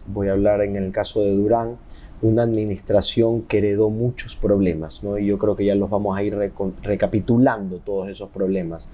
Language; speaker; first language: Spanish; native; Spanish